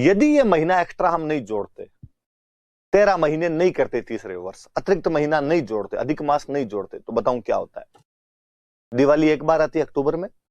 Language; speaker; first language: Hindi; native; Hindi